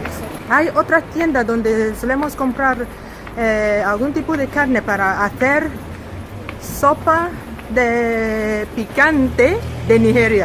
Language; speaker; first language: Spanish; non-native, fluent; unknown